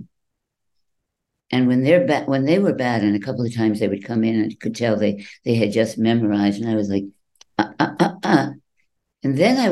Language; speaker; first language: English; native; English